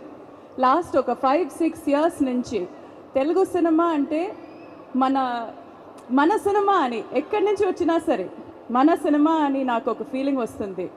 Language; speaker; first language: Telugu; non-native, fluent; Malayalam